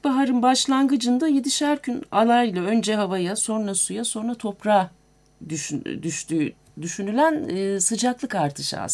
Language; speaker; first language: Turkish; native; Turkish